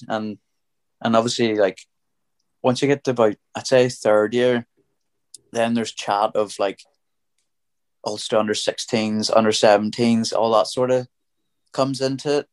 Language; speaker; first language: English; native; English